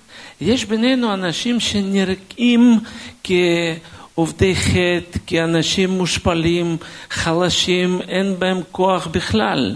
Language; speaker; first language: Hebrew; non-native, fluent; Russian